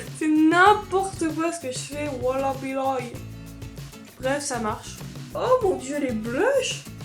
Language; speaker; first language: French; native; French